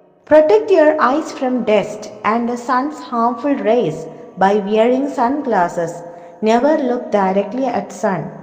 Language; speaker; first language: English; non-native, local second language; Malayalam